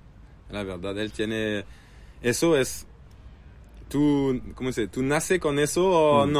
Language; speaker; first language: Spanish; non-native, learner; French